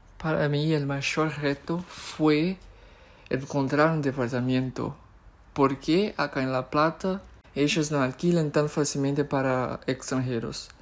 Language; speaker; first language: Spanish; non-native, fluent; Portuguese